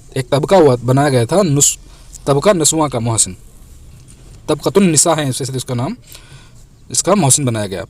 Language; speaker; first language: Urdu; native; Urdu